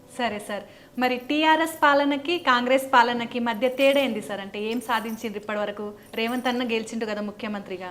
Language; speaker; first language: Telugu; non-native, local second language; Lambadi